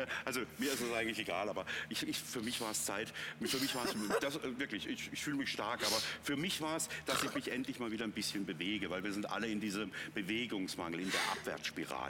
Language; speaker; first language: German; native; German